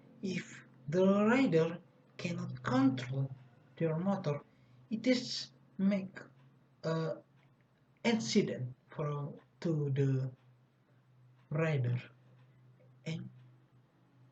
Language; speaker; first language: English; non-native, learner; Indonesian